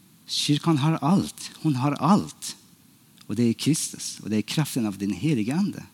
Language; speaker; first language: Swedish; non-native, fluent; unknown